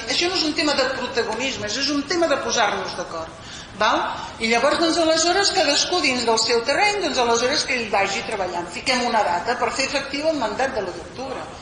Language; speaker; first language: Catalan; non-native, local second language; Spanish